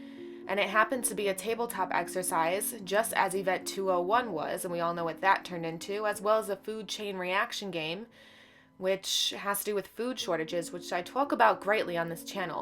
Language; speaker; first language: English; native; English